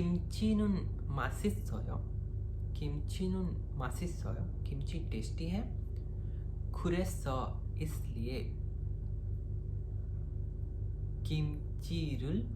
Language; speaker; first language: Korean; non-native, learner; Hindi